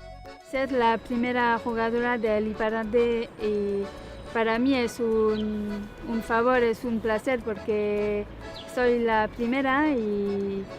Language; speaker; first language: Spanish; non-native, fluent; French